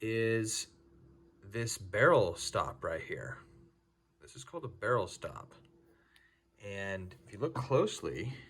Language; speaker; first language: English; native; English